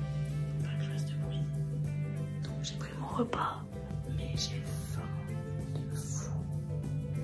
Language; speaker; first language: French; native; French